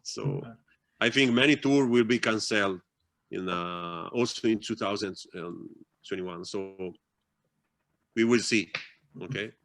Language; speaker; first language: English; non-native, fluent; Italian